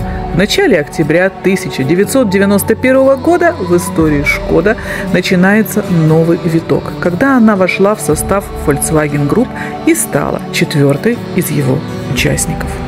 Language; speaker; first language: Russian; native; Russian